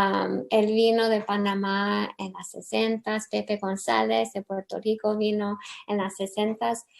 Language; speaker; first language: Spanish; early bilingual, heritage; English